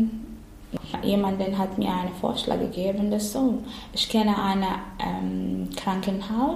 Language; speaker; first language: German; non-native, learner; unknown